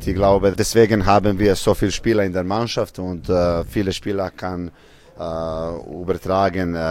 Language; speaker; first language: German; non-native, fluent; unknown